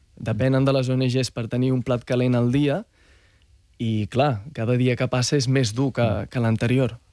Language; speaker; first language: Catalan; early bilingual, other home language; Arabic